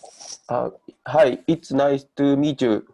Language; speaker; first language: English; non-native, learner; Japanese